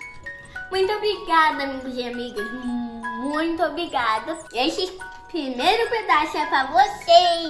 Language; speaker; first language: Portuguese; early bilingual, heritage; Portuguese